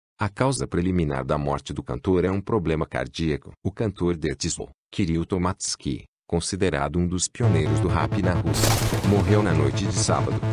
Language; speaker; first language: Portuguese; native; Portuguese